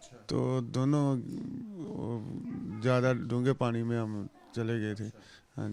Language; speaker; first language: Hindi; non-native, local second language; Punjabi